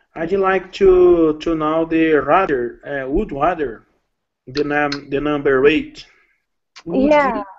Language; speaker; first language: English; non-native, learner; Portuguese